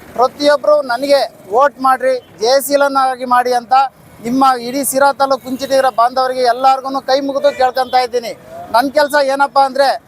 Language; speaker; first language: Kannada; native; Kannada